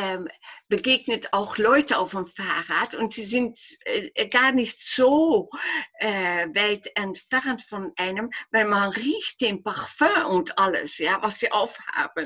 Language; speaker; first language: German; non-native, fluent; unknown